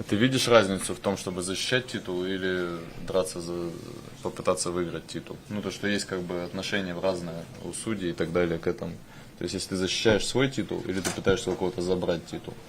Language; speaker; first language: Russian; native; Russian